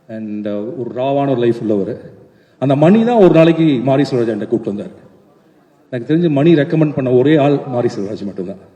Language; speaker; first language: Tamil; native; Tamil